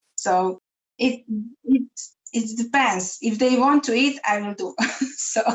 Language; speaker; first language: English; non-native, learner; Hungarian